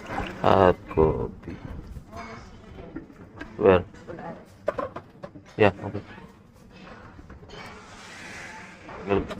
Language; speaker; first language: English; non-native, local second language; Filipino